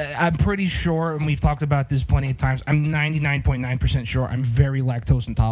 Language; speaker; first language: English; native; English